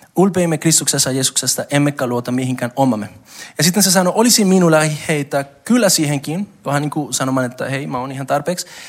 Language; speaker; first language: Finnish; non-native, fluent; Spanish